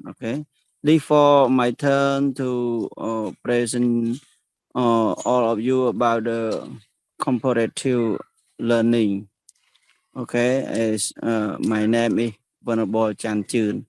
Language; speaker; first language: English; non-native, learner; Khmer